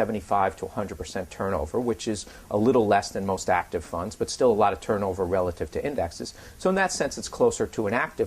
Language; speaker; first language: English; native; English